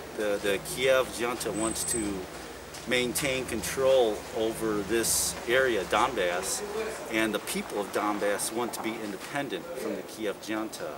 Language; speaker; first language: English; native; English